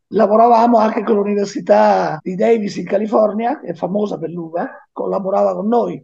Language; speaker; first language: Italian; native; Italian